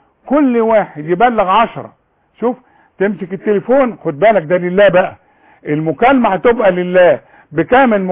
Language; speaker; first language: Arabic; native; Arabic